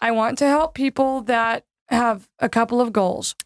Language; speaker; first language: English; native; English